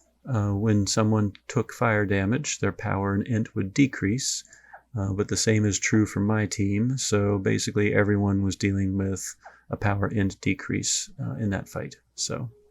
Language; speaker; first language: English; native; English